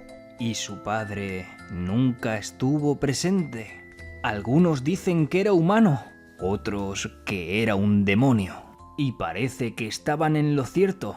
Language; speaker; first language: Spanish; native; Spanish